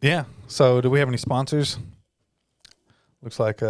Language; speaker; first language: English; native; English